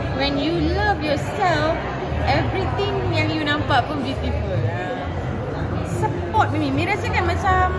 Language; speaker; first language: Malay; native; Malay